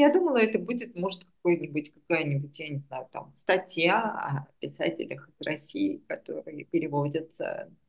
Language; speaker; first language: Russian; non-native, local second language; Armenian